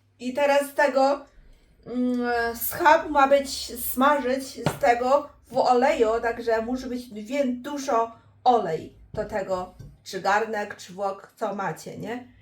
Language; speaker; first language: Polish; non-native, learner; Chinese